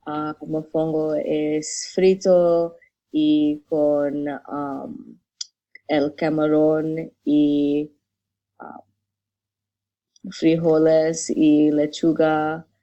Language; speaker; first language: Spanish; non-native, learner; English